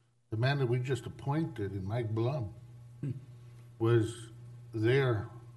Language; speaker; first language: English; early bilingual, other home language; Spanish